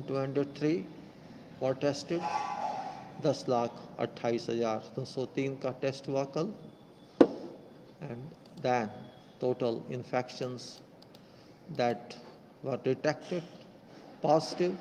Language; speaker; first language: English; non-native, local second language; Hindi